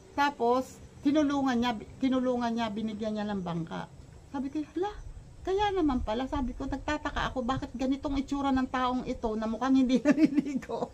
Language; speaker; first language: Filipino; native; Filipino